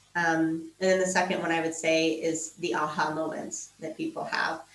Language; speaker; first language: English; native; English